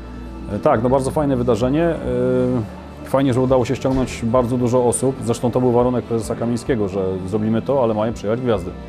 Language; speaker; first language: Polish; native; Polish